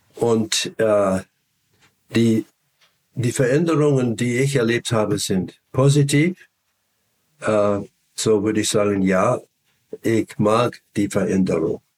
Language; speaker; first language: German; non-native, fluent; English